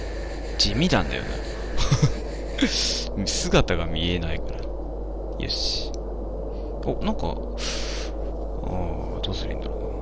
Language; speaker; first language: Japanese; native; Japanese